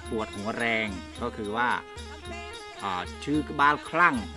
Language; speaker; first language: Thai; non-native, local second language; Khmer